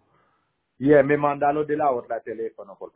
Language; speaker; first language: Spanish; non-native, learner; Haitian Creole